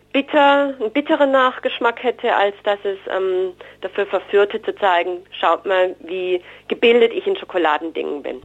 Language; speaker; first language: German; native; German